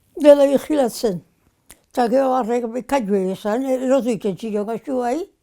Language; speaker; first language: Basque; native; Basque